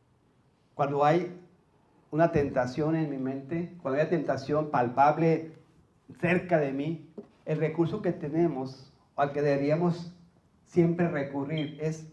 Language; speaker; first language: Spanish; native; Spanish